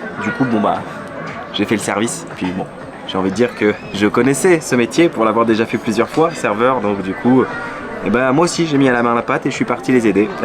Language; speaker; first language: French; native; French